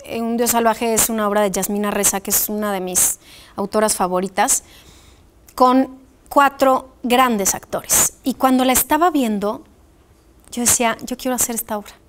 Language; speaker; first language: Spanish; early bilingual, other home language; Polish